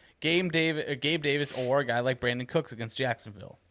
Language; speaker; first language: English; native; English